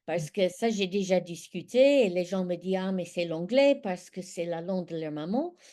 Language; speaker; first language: French; non-native, fluent; English